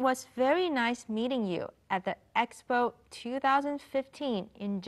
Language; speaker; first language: English; non-native, fluent; Chinese